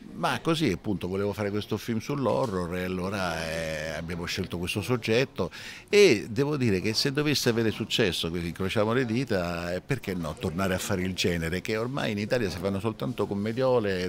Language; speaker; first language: Italian; native; Italian